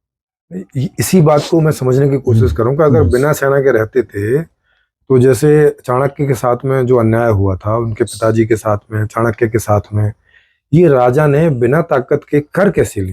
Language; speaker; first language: Hindi; native; Hindi